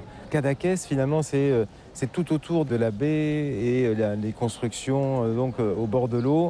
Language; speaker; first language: French; native; French